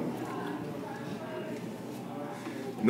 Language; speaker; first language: Spanish; non-native, learner; English